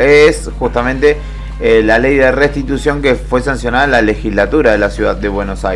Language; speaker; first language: Spanish; native; Spanish